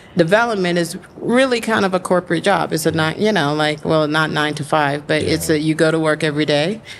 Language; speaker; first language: English; native; English